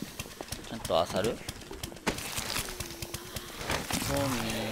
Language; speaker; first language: Japanese; native; Japanese